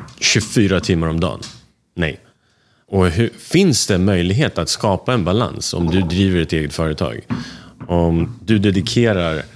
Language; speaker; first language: Swedish; early bilingual, other home language; Russian